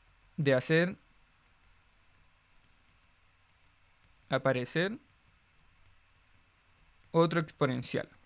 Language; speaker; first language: Spanish; native; Spanish